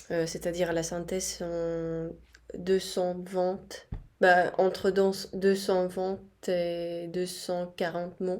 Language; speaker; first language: French; non-native, fluent; Spanish